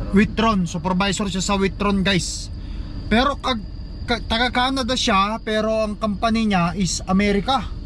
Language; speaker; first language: Filipino; non-native, local second language; Iloko